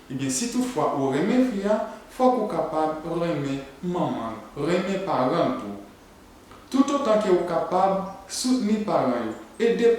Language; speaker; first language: French; non-native, learner; Haitian Creole